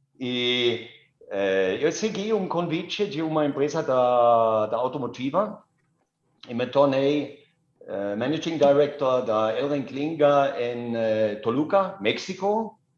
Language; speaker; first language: Portuguese; non-native, fluent; German